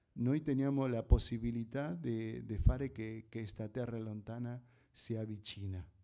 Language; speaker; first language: Italian; non-native, fluent; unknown